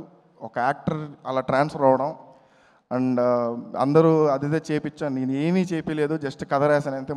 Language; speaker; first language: Telugu; native; Telugu